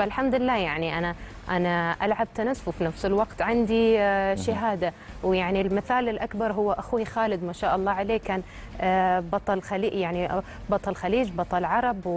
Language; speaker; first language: Arabic; native; Arabic